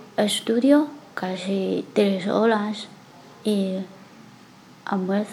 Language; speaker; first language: Spanish; non-native, learner; Chinese